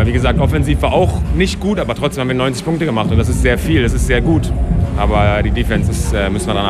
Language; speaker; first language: German; native; German